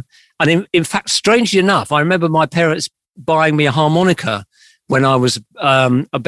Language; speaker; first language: English; native; English